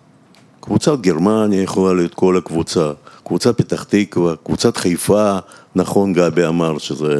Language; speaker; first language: Hebrew; non-native, fluent; Russian